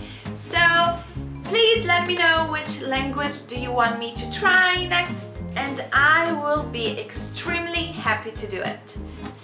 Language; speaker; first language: English; non-native, fluent; Italian